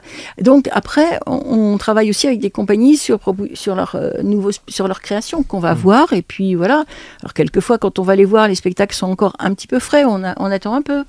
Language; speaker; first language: French; native; French